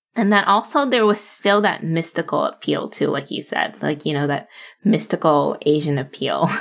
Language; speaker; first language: English; early bilingual, other home language; Cantonese